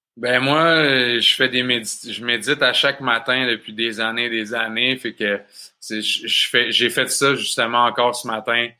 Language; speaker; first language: French; native; French